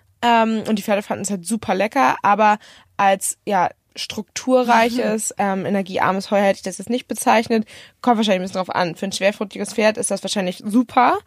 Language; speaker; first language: German; native; German